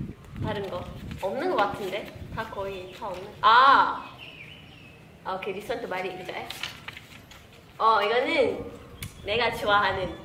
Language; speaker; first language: Korean; non-native, learner; Malay